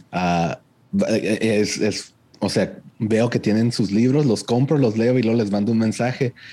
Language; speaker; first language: Spanish; early bilingual, heritage; Spanish